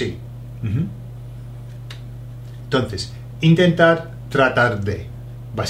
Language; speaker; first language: Spanish; non-native, fluent; English